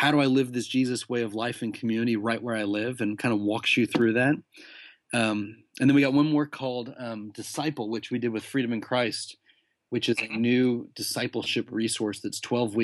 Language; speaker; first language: English; native; English